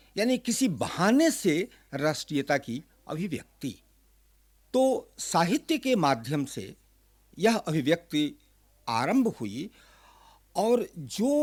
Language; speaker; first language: Hindi; native; Hindi